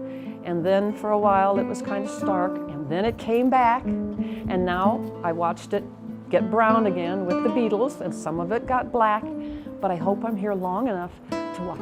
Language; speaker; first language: English; native; English